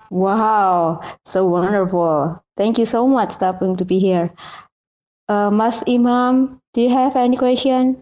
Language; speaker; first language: English; non-native, learner; Indonesian